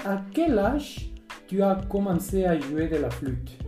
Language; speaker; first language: French; non-native, learner; Spanish